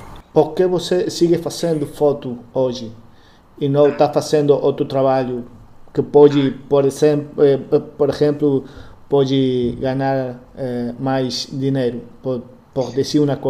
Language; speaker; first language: Portuguese; non-native, learner; Spanish